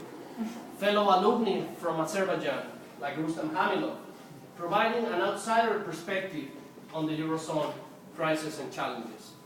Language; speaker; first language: English; non-native, fluent; Spanish